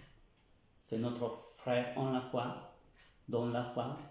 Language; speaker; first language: French; non-native, fluent; Spanish